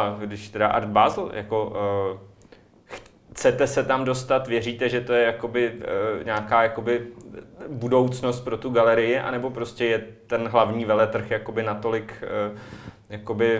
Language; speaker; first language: Czech; native; Czech